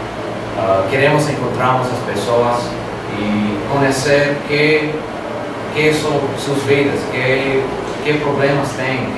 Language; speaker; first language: Portuguese; non-native, learner; Spanish